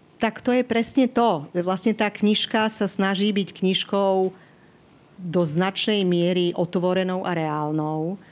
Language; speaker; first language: Slovak; native; Slovak